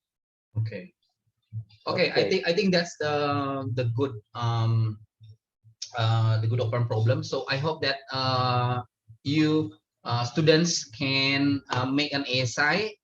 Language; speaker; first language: English; non-native, learner; Indonesian